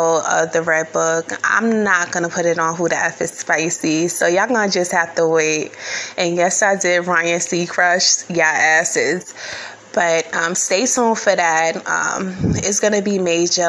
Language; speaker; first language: English; native; English